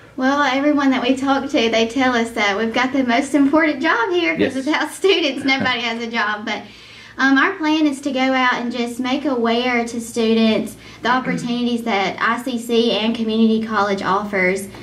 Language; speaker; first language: English; native; English